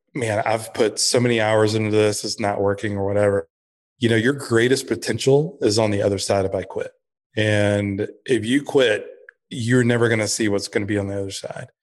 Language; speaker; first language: English; native; English